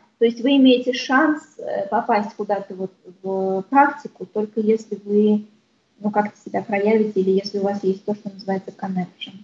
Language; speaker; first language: Russian; native; Russian